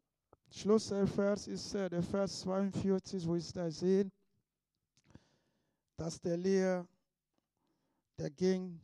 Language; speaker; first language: German; non-native, fluent; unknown